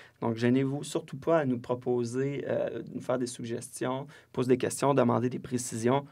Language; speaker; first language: French; native; French